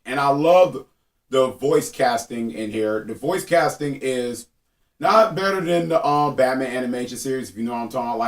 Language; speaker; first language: English; native; English